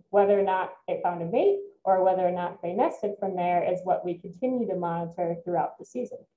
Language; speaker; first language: English; native; English